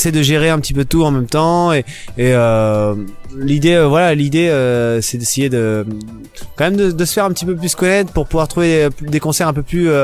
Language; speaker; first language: French; native; French